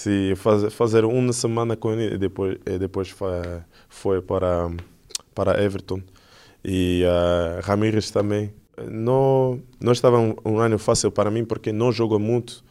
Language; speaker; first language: Portuguese; non-native, learner; French